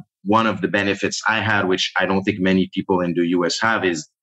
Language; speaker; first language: English; non-native, fluent; French